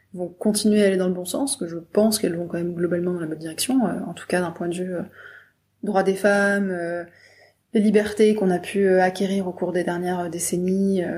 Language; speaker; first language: French; native; French